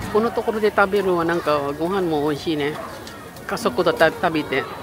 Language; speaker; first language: Japanese; non-native, learner; Filipino